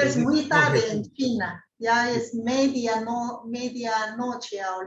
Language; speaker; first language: Spanish; non-native, fluent; Chinese